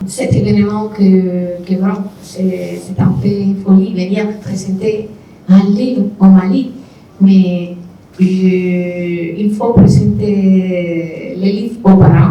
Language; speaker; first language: French; non-native, fluent; Spanish